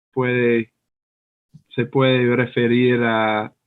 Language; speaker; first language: Spanish; non-native, fluent; English